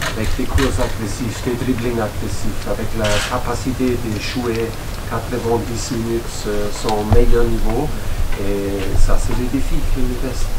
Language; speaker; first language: French; non-native, learner; German